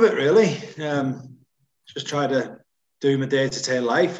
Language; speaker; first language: English; native; English